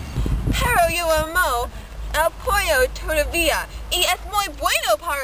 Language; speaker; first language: Spanish; non-native, learner; English